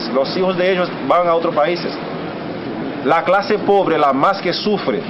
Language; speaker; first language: Spanish; non-native, fluent; Haitian Creole